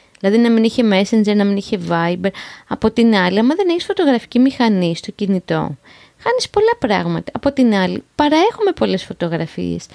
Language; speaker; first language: Greek; native; Greek